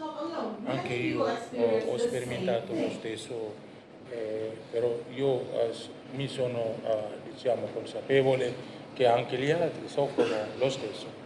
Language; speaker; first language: Italian; non-native, fluent; Indonesian